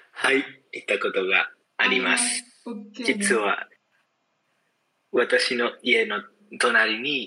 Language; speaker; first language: Japanese; non-native, learner; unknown